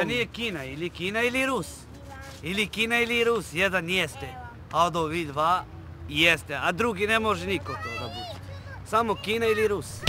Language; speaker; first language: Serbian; non-native, local second language; Romany